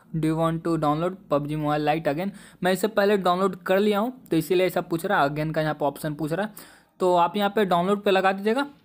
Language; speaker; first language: Hindi; native; Hindi